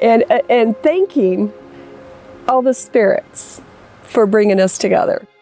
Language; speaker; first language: English; native; English